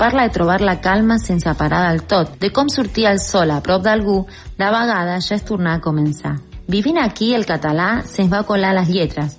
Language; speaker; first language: Catalan; non-native, fluent; Spanish